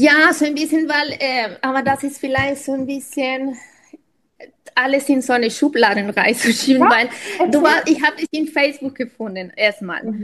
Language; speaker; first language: German; non-native, fluent; Spanish